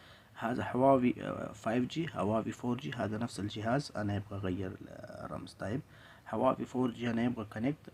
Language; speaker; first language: Arabic; non-native, learner; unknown